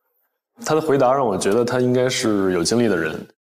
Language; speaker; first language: Chinese; native; Chinese